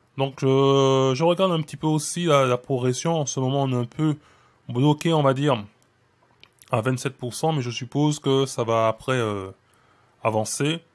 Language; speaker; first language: French; native; French